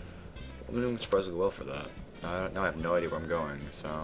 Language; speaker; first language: English; native; English